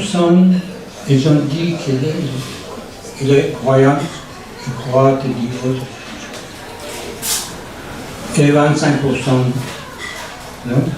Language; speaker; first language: French; non-native, learner; Persian